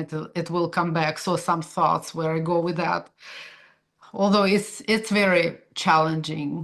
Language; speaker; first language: English; non-native, fluent; Russian